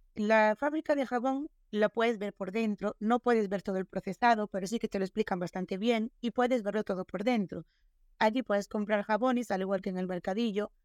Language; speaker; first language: Spanish; non-native, local second language; Galician